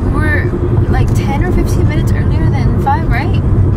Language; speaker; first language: English; early bilingual, other home language; Spanish